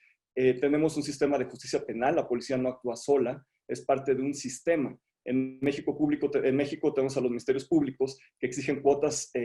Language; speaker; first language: Spanish; native; Spanish